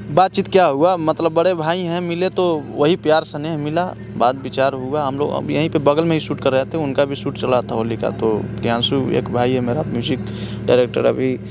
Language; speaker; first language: Hindi; native; Hindi